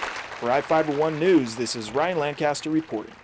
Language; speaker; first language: English; native; English